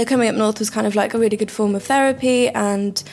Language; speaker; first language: English; native; English